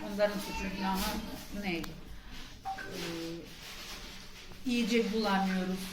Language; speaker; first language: Turkish; non-native, fluent; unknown